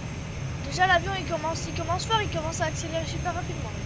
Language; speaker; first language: French; native; French